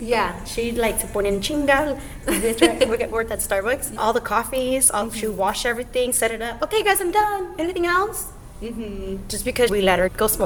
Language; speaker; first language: English; early bilingual, other home language; Spanish